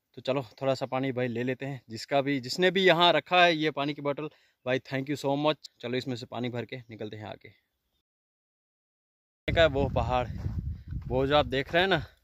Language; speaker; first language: Hindi; non-native, local second language; Kachhi